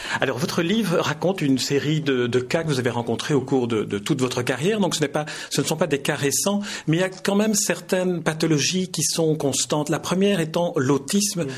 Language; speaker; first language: French; native; French